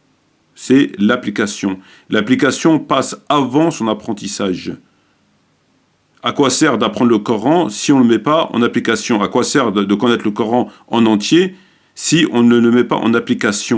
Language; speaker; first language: French; native; French